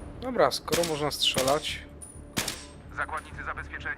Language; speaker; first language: Polish; native; Polish